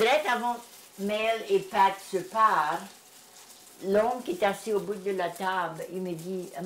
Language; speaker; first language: French; native; French